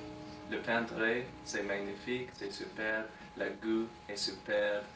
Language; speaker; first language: French; non-native, learner; English